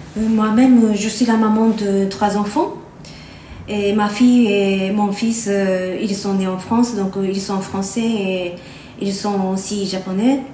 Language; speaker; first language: French; non-native, fluent; Japanese